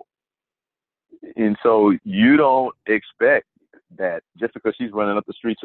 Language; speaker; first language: English; native; English